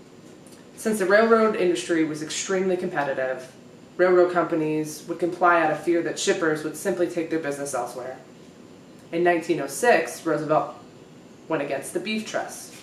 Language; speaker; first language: English; native; English